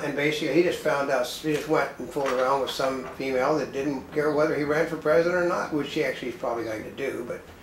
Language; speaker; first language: English; native; English